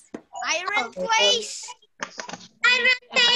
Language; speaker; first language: English; non-native, learner; Indonesian